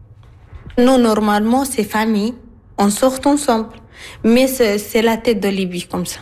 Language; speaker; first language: French; non-native, learner; Arabic